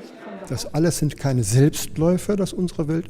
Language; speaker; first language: German; native; German